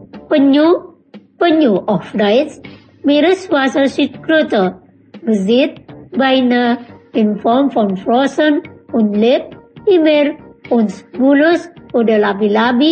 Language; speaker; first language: German; non-native, learner; Indonesian